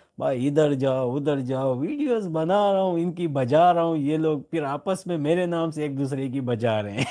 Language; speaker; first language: Urdu; non-native, local second language; Pashto